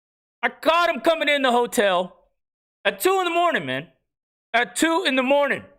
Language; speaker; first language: English; native; English